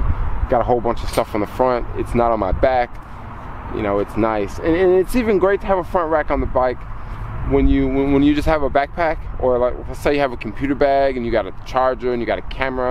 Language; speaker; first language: English; native; English